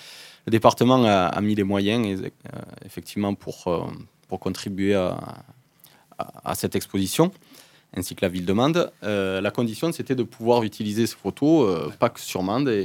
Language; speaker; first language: French; native; French